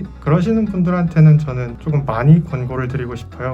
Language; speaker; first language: Korean; native; Korean